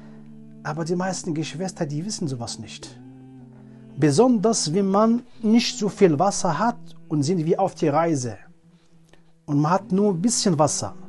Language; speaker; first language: German; non-native, learner; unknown